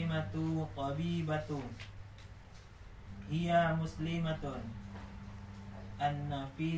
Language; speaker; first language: Arabic; non-native, learner; Indonesian